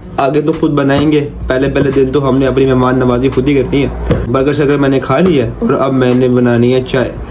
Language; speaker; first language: Urdu; native; Urdu